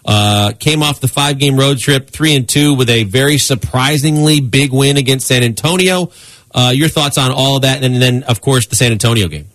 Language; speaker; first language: English; native; English